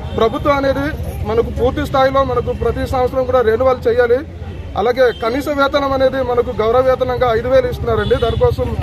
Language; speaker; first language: Telugu; non-native, local second language; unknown